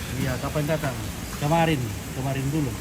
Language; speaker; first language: Indonesian; native; Indonesian